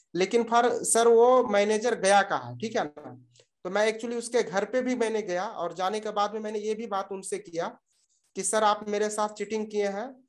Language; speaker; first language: Hindi; native; Hindi